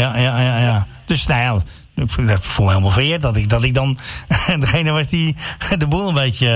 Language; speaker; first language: Dutch; native; Dutch